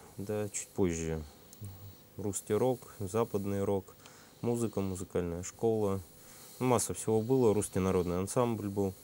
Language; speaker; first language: Russian; native; Russian